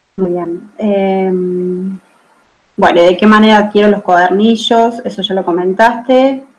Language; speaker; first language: Spanish; native; Spanish